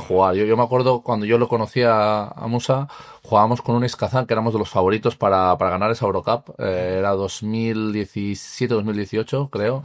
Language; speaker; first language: Spanish; native; Spanish